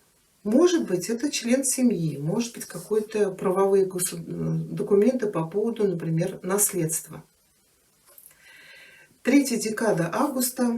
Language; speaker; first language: Russian; native; Russian